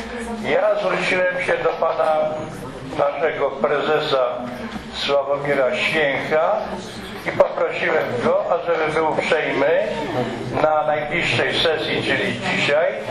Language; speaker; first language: Polish; native; Polish